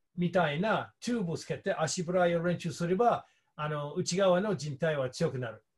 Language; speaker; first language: Japanese; non-native, fluent; English